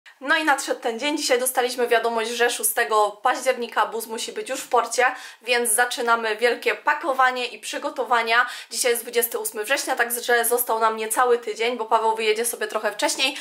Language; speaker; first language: Polish; native; Polish